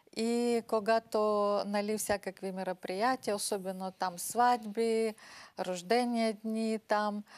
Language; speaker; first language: Bulgarian; non-native, learner; Ukrainian